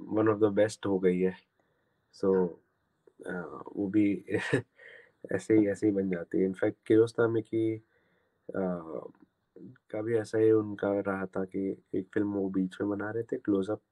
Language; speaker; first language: Hindi; non-native, local second language; Gujarati